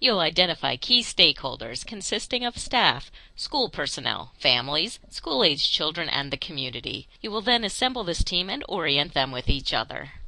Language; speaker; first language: English; native; English